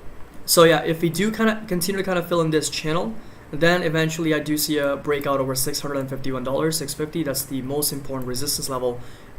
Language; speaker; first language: English; native; English